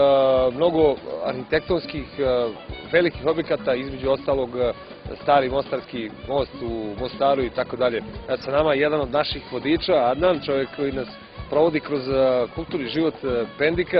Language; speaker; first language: Bosnian; native; Bosnian